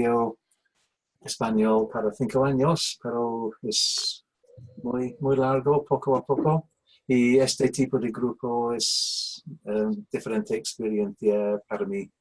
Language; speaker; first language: Spanish; non-native, learner; English